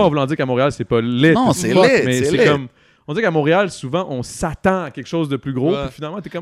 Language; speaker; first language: French; native; French